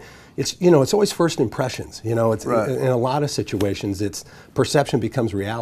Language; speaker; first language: English; native; English